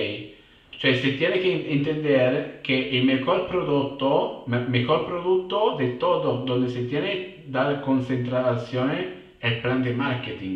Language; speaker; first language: Spanish; non-native, fluent; Italian